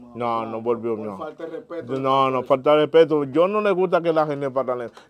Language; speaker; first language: Spanish; non-native, fluent; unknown